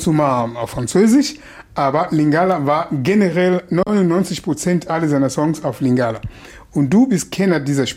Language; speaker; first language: German; non-native, fluent; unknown